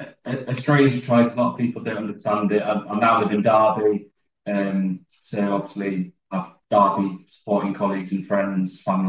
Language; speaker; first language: English; native; English